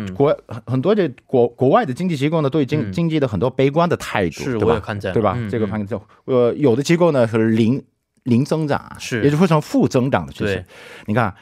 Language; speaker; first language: Chinese; non-native, fluent; Korean